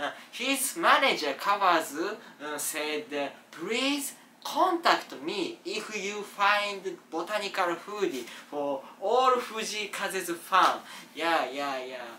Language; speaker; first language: English; non-native, learner; Japanese